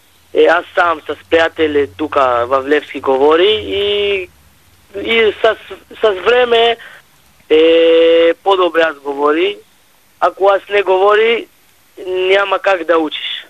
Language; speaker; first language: Bulgarian; non-native, learner; Hebrew